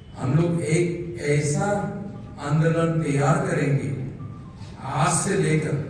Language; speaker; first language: Hindi; non-native, local second language; Bodo